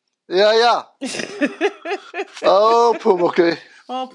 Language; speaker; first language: German; non-native, fluent; English